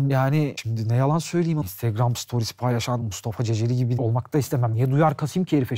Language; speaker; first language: Turkish; native; Turkish